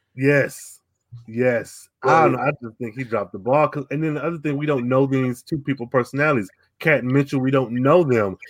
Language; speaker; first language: English; native; English